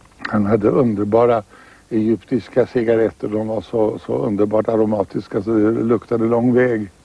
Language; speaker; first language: Swedish; native; Swedish